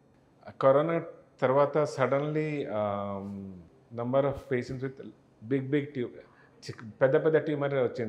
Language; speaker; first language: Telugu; non-native, learner; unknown